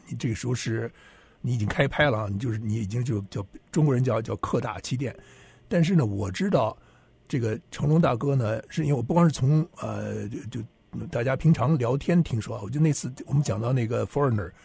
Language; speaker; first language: Chinese; native; Chinese